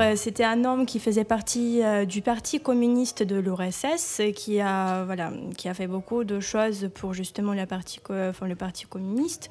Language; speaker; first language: French; non-native, fluent; Ukrainian